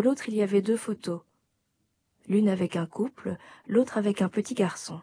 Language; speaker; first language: French; native; French